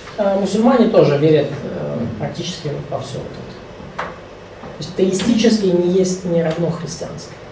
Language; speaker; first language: Russian; native; Russian